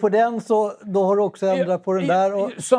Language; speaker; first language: Swedish; native; Swedish